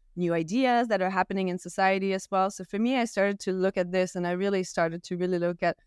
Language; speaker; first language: English; non-native, fluent; French